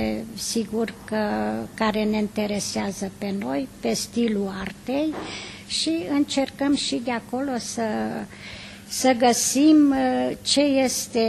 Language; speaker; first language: Romanian; non-native, local second language; Hungarian